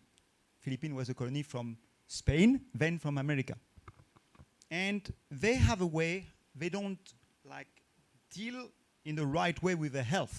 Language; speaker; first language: English; non-native, fluent; French